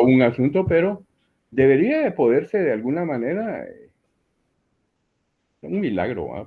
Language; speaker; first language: Spanish; native; Spanish